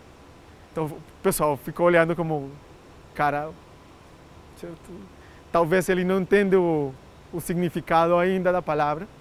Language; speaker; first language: Portuguese; non-native, fluent; Spanish